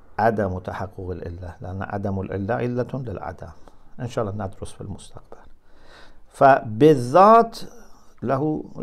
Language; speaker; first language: Arabic; non-native, fluent; Persian